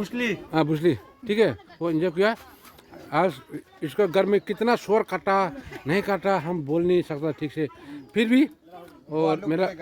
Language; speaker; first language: Hindi; non-native, local second language; Rongmei Naga